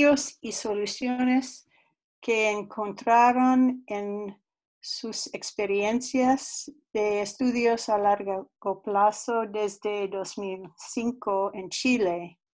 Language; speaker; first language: Spanish; non-native, fluent; English